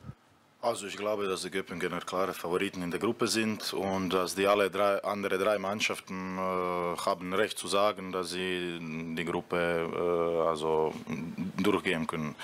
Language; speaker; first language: German; non-native, fluent; Croatian